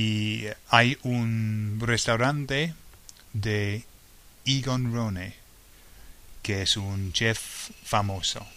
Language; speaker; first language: Spanish; non-native, fluent; English